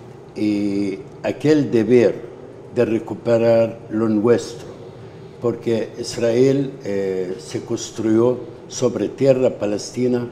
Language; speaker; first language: Spanish; non-native, fluent; Arabic